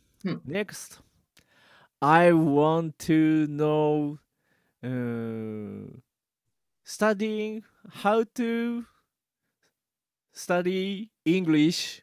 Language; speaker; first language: English; non-native, learner; Japanese